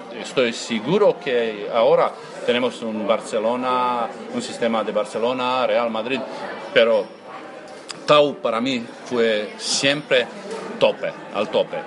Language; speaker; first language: Spanish; non-native, learner; Croatian